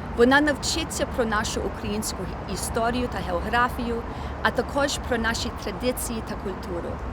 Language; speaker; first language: Ukrainian; early bilingual, heritage; Ukrainian